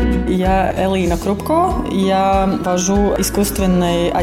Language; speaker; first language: Russian; non-native, local second language; Latvian